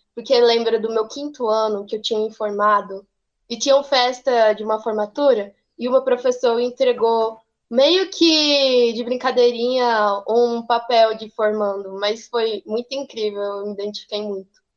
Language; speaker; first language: Portuguese; native; Portuguese